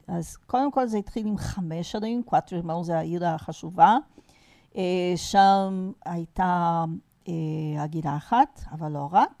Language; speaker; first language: Hebrew; non-native, fluent; Portuguese